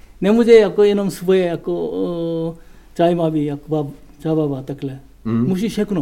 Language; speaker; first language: Czech; non-native, learner; Korean